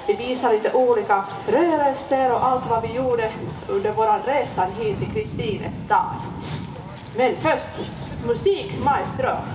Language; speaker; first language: Swedish; non-native, local second language; Finnish